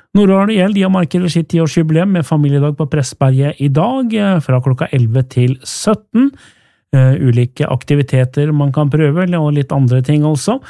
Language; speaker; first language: Norwegian; native; Norwegian